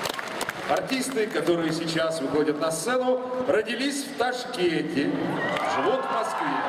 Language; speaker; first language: Russian; native; Russian